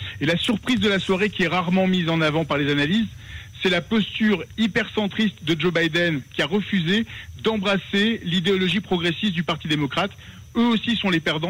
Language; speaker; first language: French; native; French